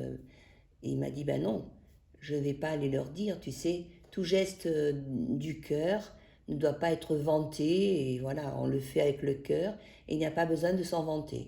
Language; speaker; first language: French; native; French